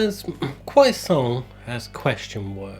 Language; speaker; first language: Portuguese; non-native, fluent; English